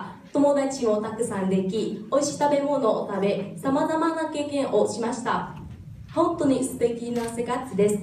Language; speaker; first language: Japanese; non-native, fluent; Vietnamese